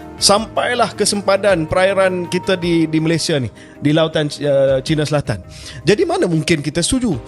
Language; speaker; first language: Malay; native; Malay